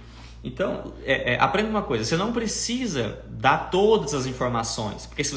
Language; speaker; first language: Portuguese; native; Portuguese